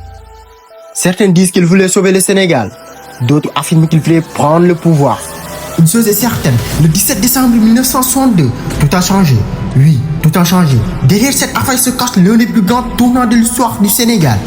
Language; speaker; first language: French; non-native, local second language; Wolof